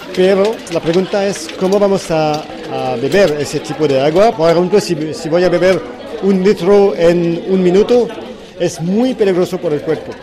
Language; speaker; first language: Spanish; non-native, learner; French